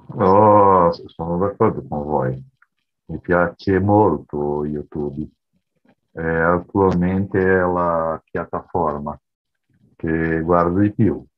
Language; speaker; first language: Italian; non-native, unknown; Portuguese